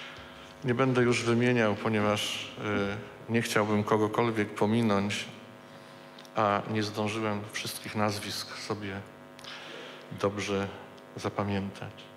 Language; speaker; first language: Polish; native; Polish